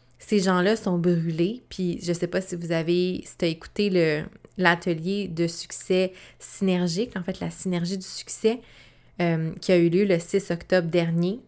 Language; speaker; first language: French; native; French